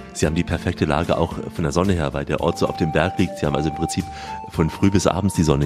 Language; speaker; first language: German; native; German